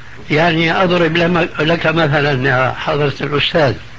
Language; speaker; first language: Arabic; native; Arabic